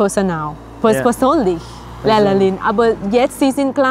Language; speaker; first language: German; non-native, learner; Thai